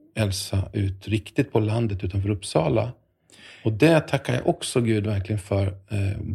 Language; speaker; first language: Swedish; native; Swedish